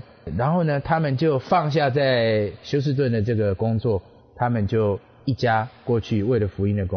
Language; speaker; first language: Chinese; native; Chinese